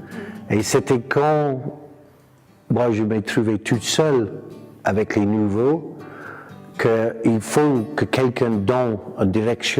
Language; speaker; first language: French; non-native, fluent; English